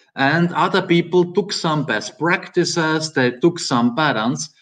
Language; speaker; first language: English; non-native, fluent; German